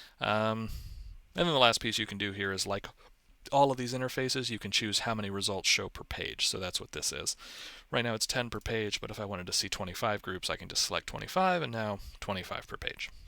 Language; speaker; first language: English; native; English